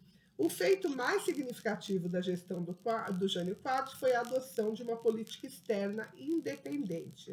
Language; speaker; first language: Portuguese; native; Portuguese